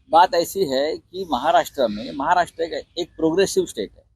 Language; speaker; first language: Hindi; non-native, local second language; Marathi